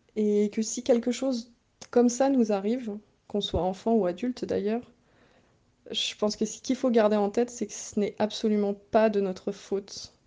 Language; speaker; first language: French; native; French